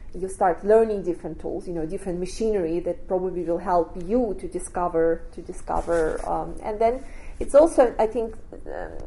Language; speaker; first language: English; non-native, fluent; Russian